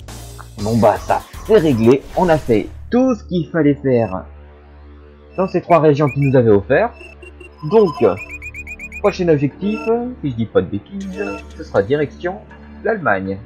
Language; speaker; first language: French; native; French